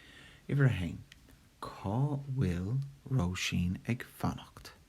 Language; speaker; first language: Irish; non-native, local second language; English